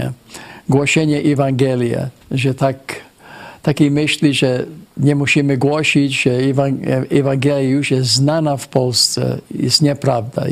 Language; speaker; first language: Polish; early bilingual, heritage; Polish